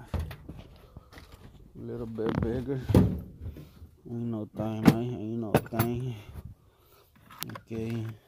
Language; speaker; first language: English; early bilingual, other home language; Spanish